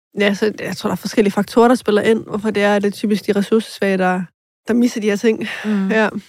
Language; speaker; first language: Danish; early bilingual, other home language; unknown